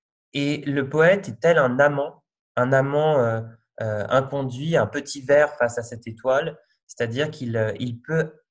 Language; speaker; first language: French; native; French